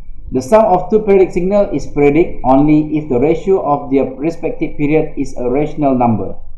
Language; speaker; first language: English; non-native, local second language; Malay